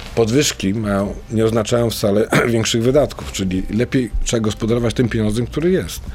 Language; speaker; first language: Polish; native; Polish